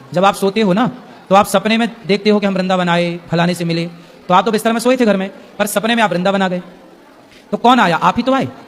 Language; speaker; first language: Hindi; native; Hindi